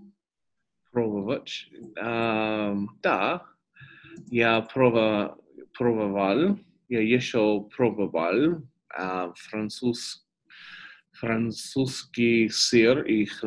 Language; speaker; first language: Russian; non-native, learner; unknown